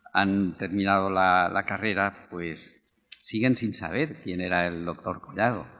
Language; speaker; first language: Spanish; native; Spanish